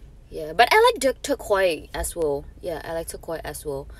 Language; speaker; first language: English; non-native, learner; Thai